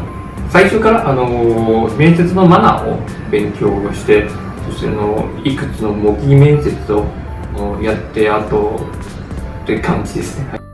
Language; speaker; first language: Japanese; non-native, fluent; Chinese